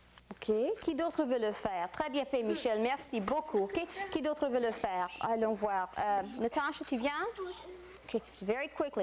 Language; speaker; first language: French; non-native, fluent; English